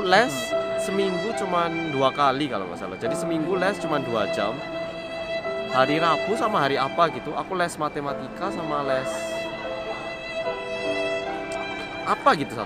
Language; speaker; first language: Indonesian; early bilingual, other home language; Korean